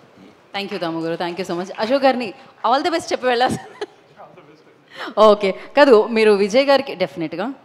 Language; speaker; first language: Telugu; native; Telugu